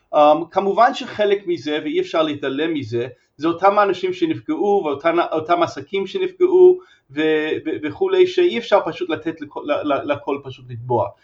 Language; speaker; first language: Hebrew; non-native, fluent; English